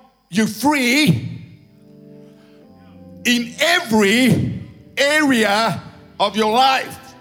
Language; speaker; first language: English; non-native, local second language; Afrikaans